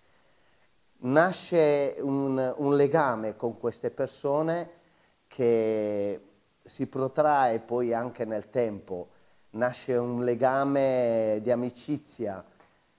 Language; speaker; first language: Italian; native; Italian